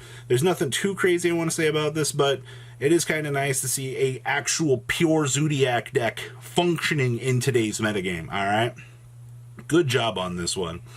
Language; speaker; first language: English; native; English